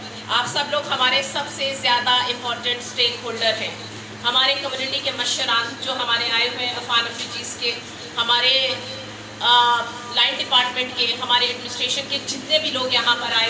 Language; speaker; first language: Urdu; non-native, local second language; Pashto